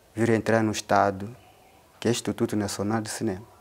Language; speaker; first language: Portuguese; non-native, local second language; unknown